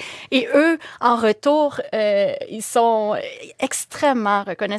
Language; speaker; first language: French; native; French